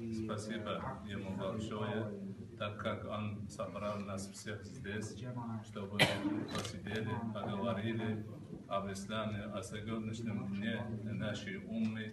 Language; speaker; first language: Russian; non-native, local second language; Uzbek